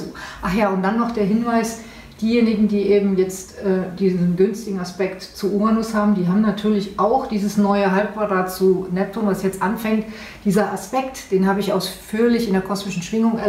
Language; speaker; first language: German; native; German